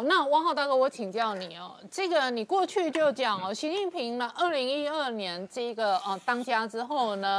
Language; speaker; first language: Chinese; native; Chinese